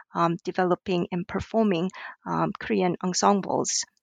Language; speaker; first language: English; non-native, fluent; Korean